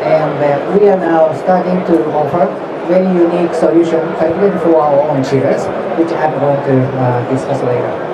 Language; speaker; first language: English; non-native, fluent; Japanese